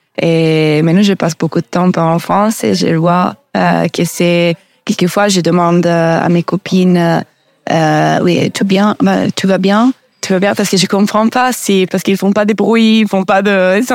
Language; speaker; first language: French; non-native, learner; Italian